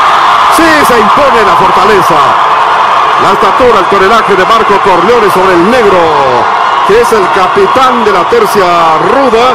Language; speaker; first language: Spanish; native; Spanish